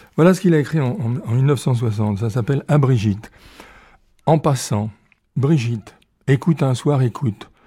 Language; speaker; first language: French; native; French